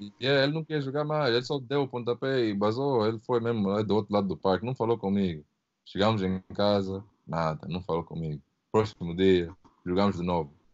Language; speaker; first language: Portuguese; early bilingual, heritage; Portuguese